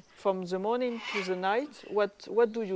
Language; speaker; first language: English; non-native, learner; French